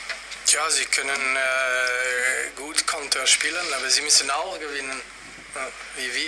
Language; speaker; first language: German; non-native, fluent; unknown